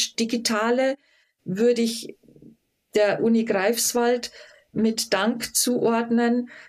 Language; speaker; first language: German; native; German